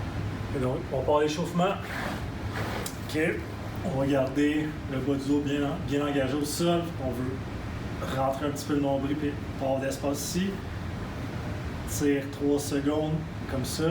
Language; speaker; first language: French; native; French